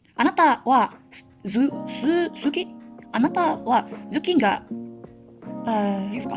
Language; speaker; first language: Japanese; non-native, learner; English